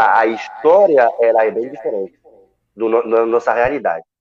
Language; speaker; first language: Portuguese; non-native, fluent; Arabic